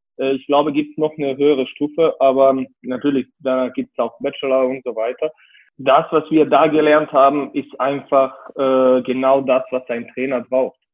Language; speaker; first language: German; non-native, fluent; Serbian